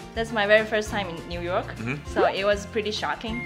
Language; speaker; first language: English; non-native, fluent; Chinese